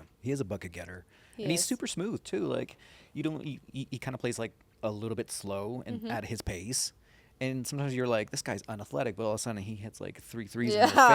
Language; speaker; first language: English; native; English